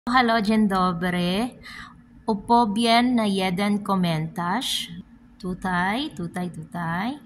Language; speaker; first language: Polish; non-native, learner; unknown